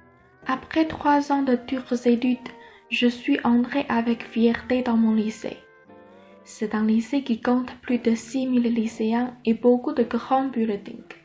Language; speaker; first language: French; non-native, learner; Chinese